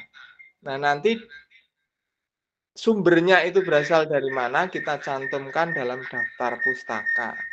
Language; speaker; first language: Indonesian; native; Indonesian